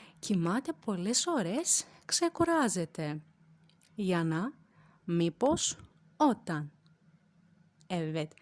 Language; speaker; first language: Greek; non-native, fluent; Turkish